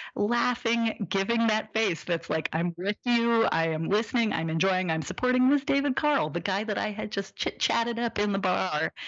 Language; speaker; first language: English; native; English